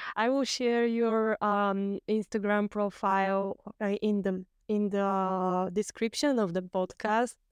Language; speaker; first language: English; non-native, fluent; Spanish